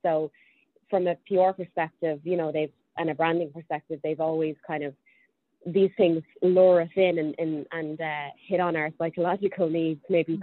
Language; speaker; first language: English; native; English